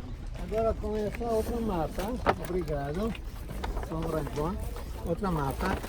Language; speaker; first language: Portuguese; non-native, learner; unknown